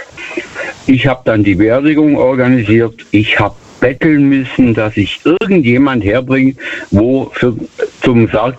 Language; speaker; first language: German; native; German